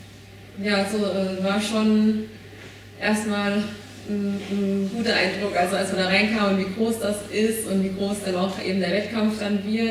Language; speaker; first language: German; native; German